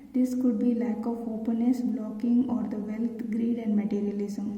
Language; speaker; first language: English; non-native, local second language; Kannada